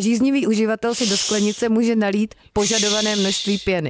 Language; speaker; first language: Czech; native; Czech